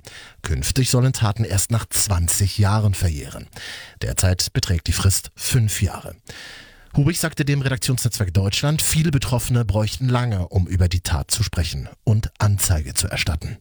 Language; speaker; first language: German; native; German